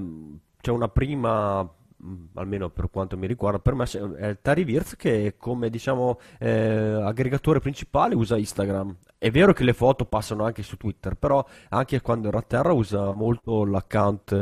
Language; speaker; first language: Italian; native; Italian